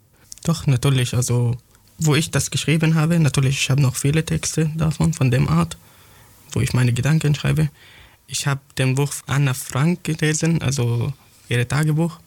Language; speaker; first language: German; non-native, fluent; Arabic